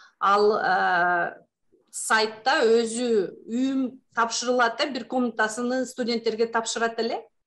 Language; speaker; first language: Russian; non-native, local second language; Kyrgyz